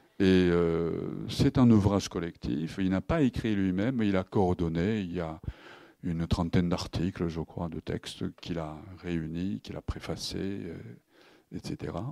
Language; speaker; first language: French; non-native, fluent; Japanese